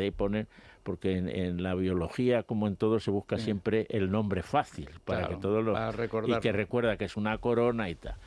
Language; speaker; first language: Spanish; native; Spanish